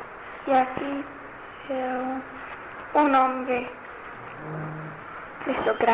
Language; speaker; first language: Spanish; non-native, learner; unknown